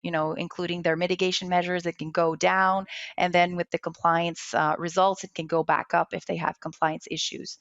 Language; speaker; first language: English; non-native, local second language; French